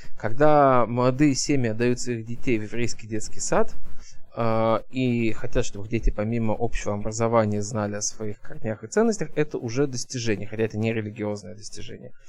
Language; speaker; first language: Russian; early bilingual, heritage; Russian